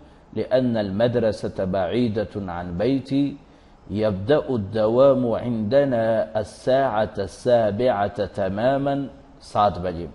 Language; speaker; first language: Arabic; non-native, fluent; Urdu